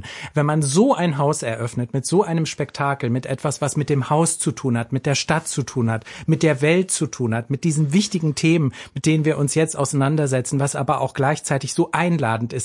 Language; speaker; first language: German; native; German